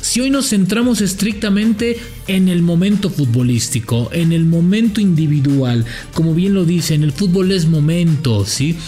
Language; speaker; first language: Spanish; native; Spanish